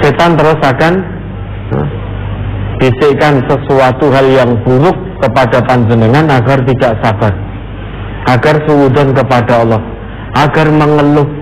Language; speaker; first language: Indonesian; non-native, local second language; Javanese